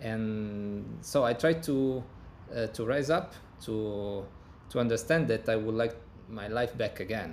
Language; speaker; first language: English; non-native, learner; Italian